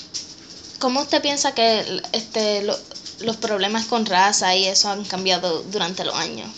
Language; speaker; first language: Spanish; early bilingual, heritage; Spanish